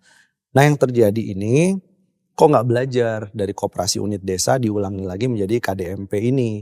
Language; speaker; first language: Indonesian; native; Indonesian